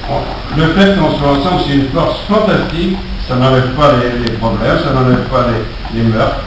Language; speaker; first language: French; native; French